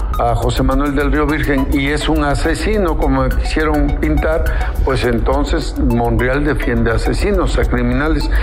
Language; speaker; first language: Spanish; native; Spanish